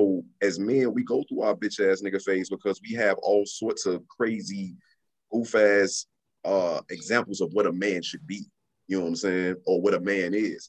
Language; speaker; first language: English; native; English